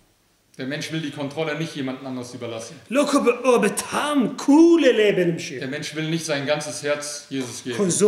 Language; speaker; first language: German; early bilingual, other home language; Aramaic